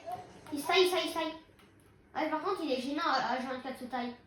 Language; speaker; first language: French; native; French